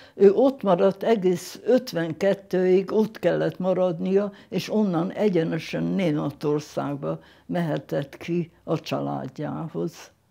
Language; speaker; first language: Hungarian; non-native, local second language; German